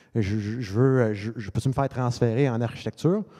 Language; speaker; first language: French; native; French